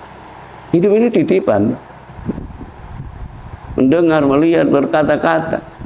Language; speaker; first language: Indonesian; native; Indonesian